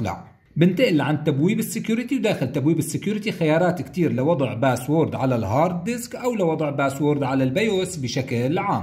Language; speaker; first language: Arabic; native; Arabic